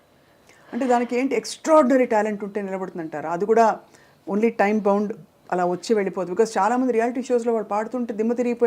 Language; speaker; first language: Telugu; native; Telugu